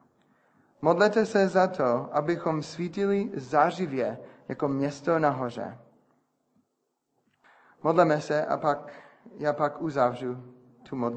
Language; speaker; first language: Czech; non-native, fluent; English